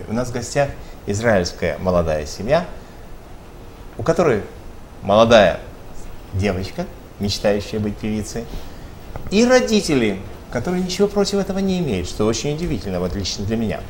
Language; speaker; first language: Russian; native; Russian